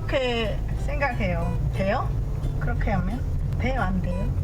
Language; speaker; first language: Korean; non-native, learner; Khmer